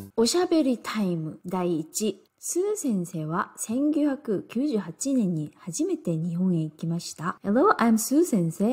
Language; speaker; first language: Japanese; non-native, fluent; Korean